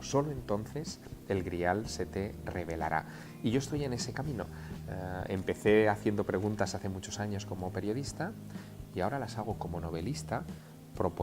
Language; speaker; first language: Spanish; native; Spanish